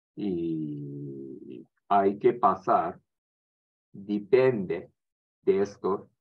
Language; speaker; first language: Spanish; non-native, learner; Japanese